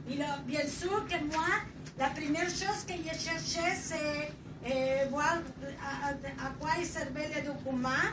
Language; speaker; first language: French; non-native, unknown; Spanish